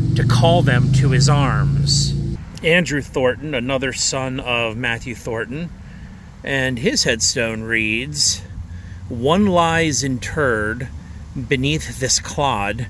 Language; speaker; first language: English; native; English